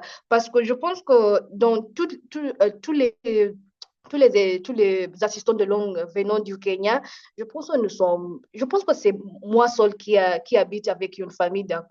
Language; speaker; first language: French; non-native, fluent; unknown